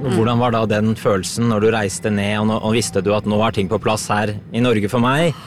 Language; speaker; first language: Norwegian; native; Norwegian